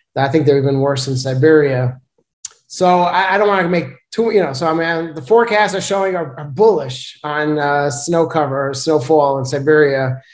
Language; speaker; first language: English; native; English